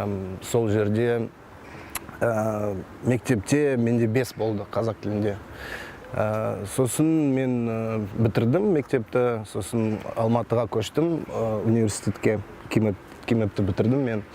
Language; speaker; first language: Kazakh; non-native, local second language; Russian